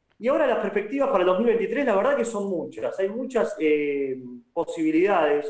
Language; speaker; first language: Spanish; native; Spanish